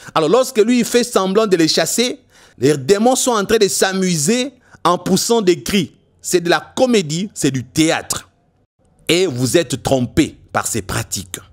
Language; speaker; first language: French; non-native, local second language; Lingala